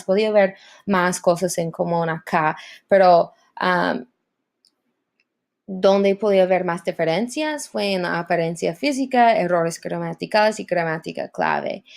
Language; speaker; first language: Spanish; non-native, learner; English